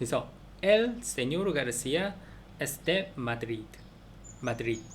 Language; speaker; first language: Spanish; non-native, learner; Korean